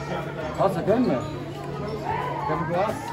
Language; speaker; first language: Dutch; non-native, learner; Filipino